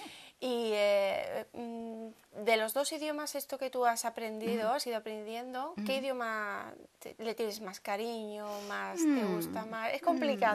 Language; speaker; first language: Spanish; native; Spanish